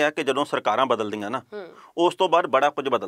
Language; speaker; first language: Punjabi; native; Punjabi